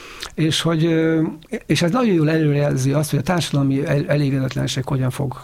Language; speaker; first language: Hungarian; native; Hungarian